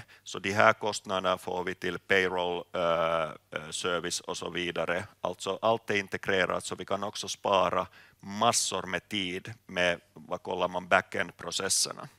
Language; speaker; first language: Swedish; non-native, local second language; Finnish